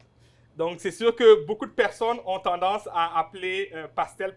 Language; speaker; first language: French; non-native, local second language; Wolof